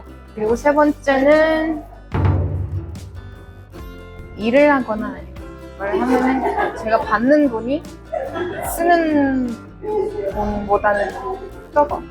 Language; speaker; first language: Korean; non-native, fluent; Mongolian